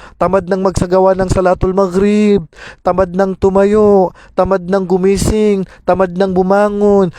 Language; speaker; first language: Filipino; non-native, local second language; Maranao